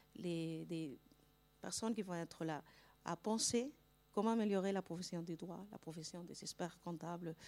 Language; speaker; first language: French; non-native, fluent; Spanish